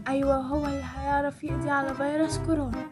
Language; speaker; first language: Arabic; native; Arabic